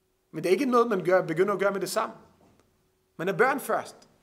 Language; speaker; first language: Danish; non-native, fluent; Hebrew